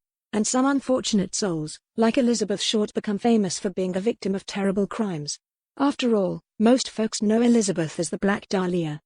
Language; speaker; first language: English; native; English